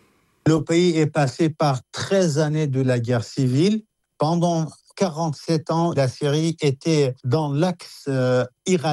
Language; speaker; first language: French; non-native, fluent; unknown